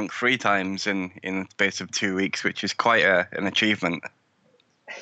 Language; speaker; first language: English; native; English